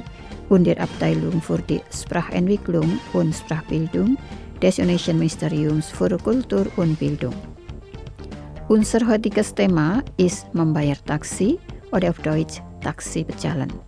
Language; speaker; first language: German; non-native, learner; Indonesian